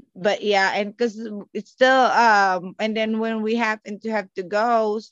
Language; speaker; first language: English; non-native, local second language; Filipino